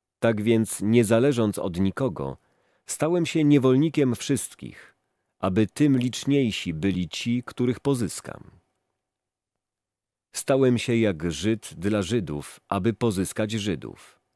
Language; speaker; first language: Polish; native; Polish